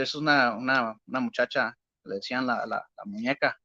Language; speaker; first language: Spanish; early bilingual, heritage; Spanish